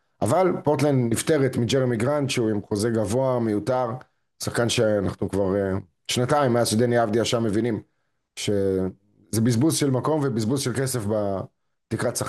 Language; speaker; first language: Hebrew; native; Hebrew